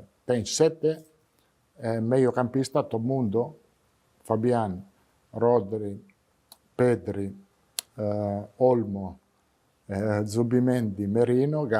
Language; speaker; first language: Portuguese; non-native, fluent; Italian